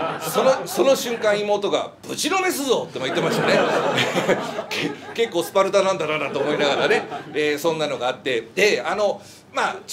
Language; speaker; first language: Japanese; native; Japanese